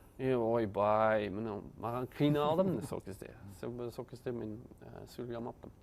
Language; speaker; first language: Kazakh; non-native, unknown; Dutch